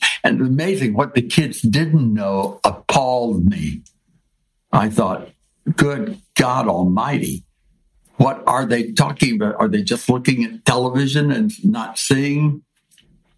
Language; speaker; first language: English; native; English